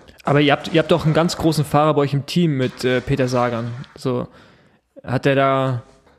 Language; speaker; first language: German; native; German